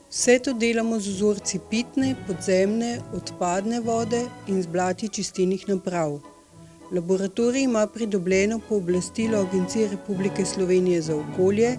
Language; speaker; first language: Slovenian; native; Slovenian